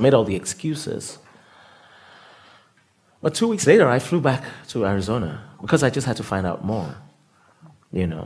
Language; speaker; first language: English; non-native, local second language; Yoruba